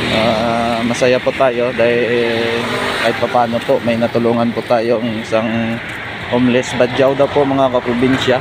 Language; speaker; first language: Filipino; non-native, local second language; Hiligaynon